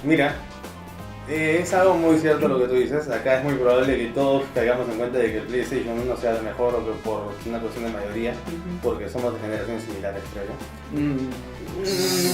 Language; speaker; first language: Spanish; native; Spanish